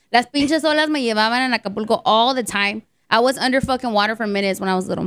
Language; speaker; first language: English; early bilingual, other home language; Spanish